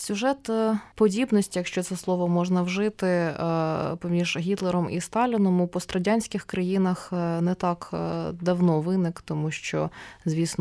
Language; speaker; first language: Ukrainian; native; Ukrainian